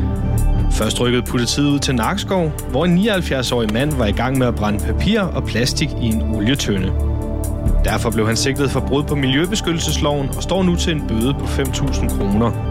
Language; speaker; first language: Danish; native; Danish